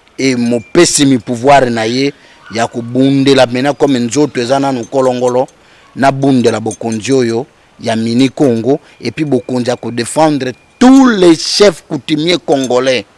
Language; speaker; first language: Lingala; non-native, local second language; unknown